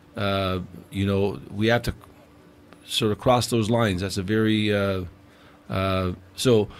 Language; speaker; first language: English; native; English